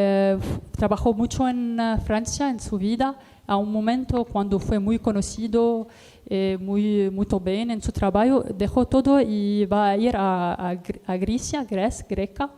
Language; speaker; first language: Spanish; non-native, learner; Arabic